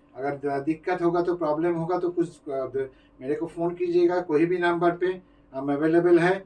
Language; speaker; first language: Hindi; non-native, local second language; Bangla